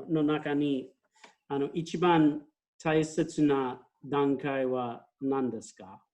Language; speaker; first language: Japanese; non-native, fluent; English